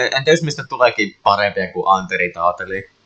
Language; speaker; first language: Finnish; native; Finnish